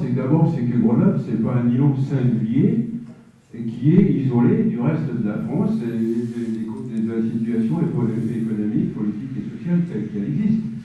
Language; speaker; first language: French; native; French